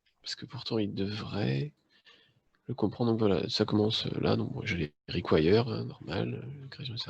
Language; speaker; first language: French; native; French